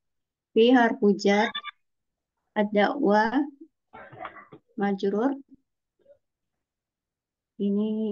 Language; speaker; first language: Arabic; non-native, learner; Indonesian